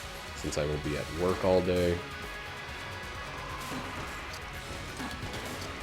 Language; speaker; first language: English; native; English